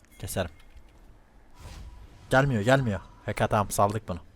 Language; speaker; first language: Turkish; native; Turkish